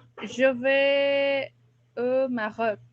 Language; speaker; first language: French; non-native, learner; Spanish